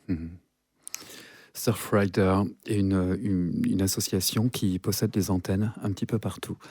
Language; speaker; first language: French; native; French